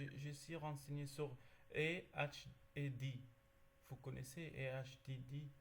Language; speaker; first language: French; non-native, learner; Arabic